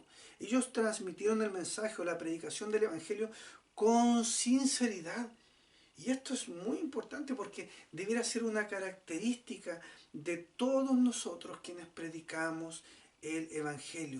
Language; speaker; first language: Spanish; native; Spanish